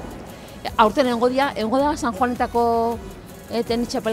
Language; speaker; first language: Basque; native; Basque